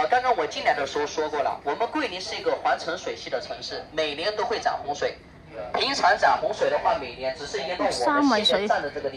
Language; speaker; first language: Chinese; native; Chinese